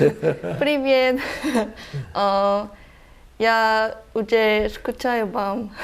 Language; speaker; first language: Russian; non-native, learner; Korean